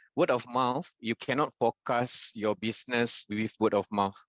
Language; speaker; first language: English; non-native, local second language; Malay